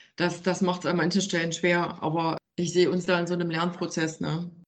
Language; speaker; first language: German; native; German